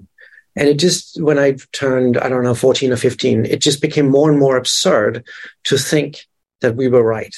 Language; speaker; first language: English; non-native, fluent; Danish